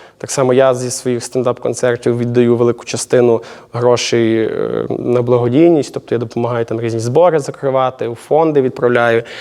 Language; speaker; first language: Ukrainian; native; Ukrainian